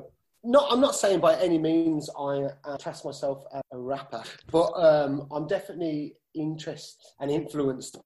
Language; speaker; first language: English; native; English